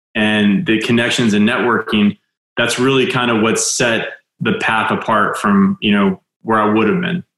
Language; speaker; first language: English; native; English